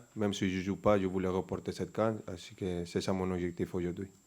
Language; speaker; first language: French; non-native, fluent; Spanish